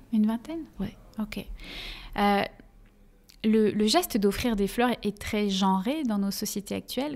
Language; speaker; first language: French; native; French